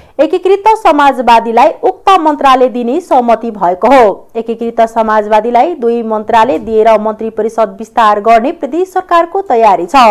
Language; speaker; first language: Nepali; non-native, local second language; Maithili